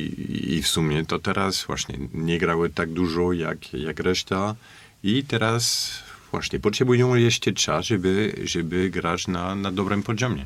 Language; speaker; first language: Polish; non-native, fluent; French